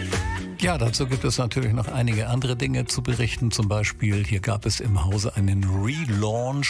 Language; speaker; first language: German; native; German